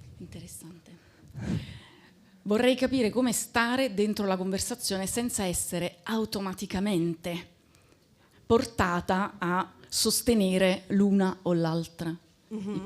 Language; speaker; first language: Italian; native; Italian